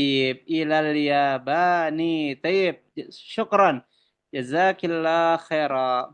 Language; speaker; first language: Arabic; non-native, fluent; Indonesian